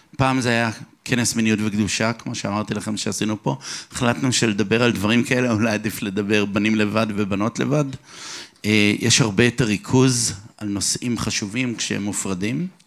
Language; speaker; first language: Hebrew; early bilingual, other home language; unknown